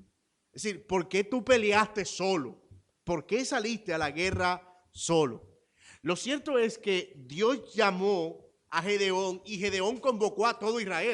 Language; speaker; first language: Spanish; native; Spanish